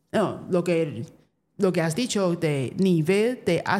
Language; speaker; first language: Spanish; non-native, fluent; Chinese